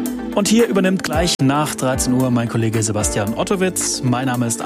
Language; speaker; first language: German; native; German